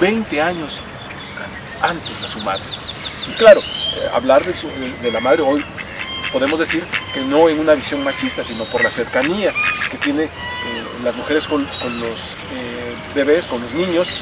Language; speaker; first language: Spanish; native; Spanish